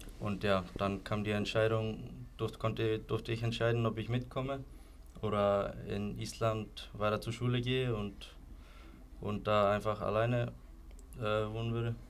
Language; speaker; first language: German; non-native, fluent; Icelandic